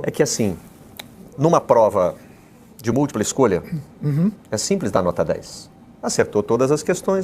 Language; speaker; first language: Portuguese; native; Portuguese